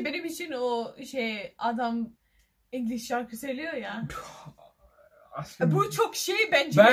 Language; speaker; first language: Turkish; non-native, learner; English